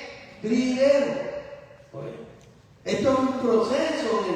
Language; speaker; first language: Spanish; native; Spanish